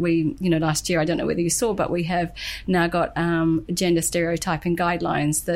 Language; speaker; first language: English; native; English